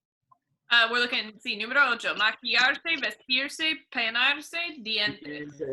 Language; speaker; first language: Spanish; non-native, fluent; English